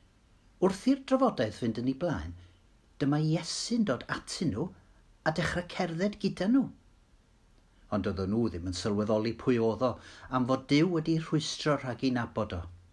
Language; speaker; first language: Welsh; native; Welsh